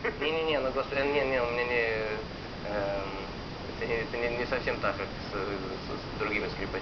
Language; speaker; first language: Russian; early bilingual, heritage; Russian